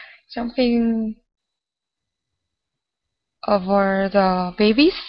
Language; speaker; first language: English; non-native, learner; Korean